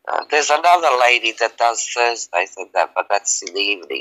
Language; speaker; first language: English; early bilingual, other home language; Serbian